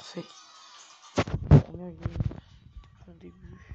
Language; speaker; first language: French; native; French